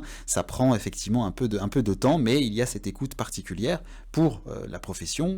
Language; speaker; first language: French; native; French